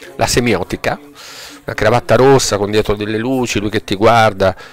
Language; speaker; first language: Italian; native; Italian